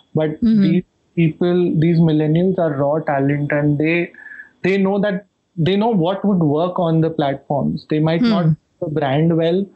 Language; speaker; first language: English; non-native, local second language; Hindi